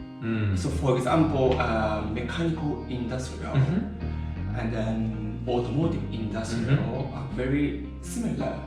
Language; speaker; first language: English; non-native, learner; Japanese